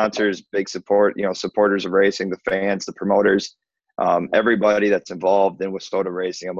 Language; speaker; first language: English; native; English